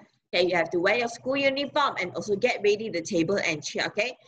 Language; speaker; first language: English; non-native, local second language; Chinese